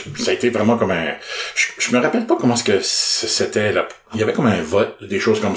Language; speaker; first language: French; native; French